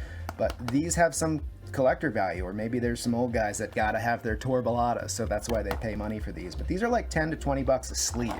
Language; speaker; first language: English; native; English